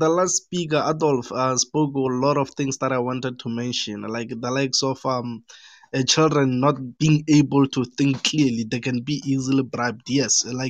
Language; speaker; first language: English; non-native, local second language; Northern Sotho